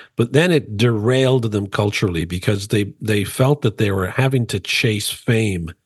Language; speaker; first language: English; native; English